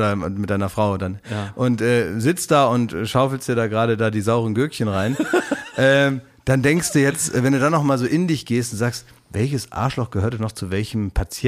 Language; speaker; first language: German; native; German